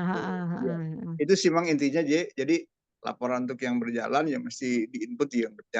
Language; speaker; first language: Indonesian; native; Indonesian